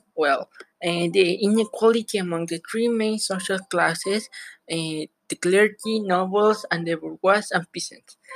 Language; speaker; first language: English; non-native, learner; Spanish